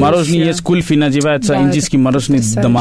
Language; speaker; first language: Russian; non-native, learner; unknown